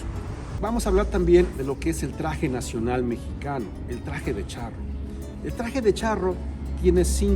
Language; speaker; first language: Spanish; native; Spanish